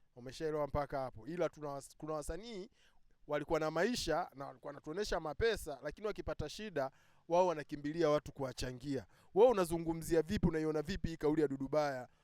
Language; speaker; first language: Swahili; native; Swahili